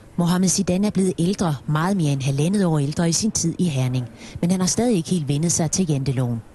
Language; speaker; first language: Danish; native; Danish